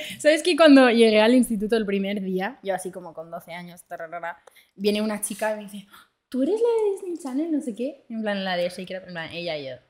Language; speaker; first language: Spanish; early bilingual, other home language; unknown